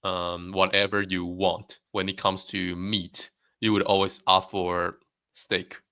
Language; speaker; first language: English; non-native, fluent; Chinese